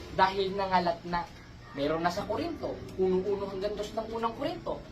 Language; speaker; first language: Filipino; native; Filipino